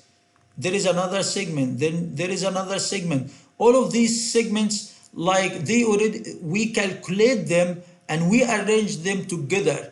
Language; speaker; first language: English; non-native, fluent; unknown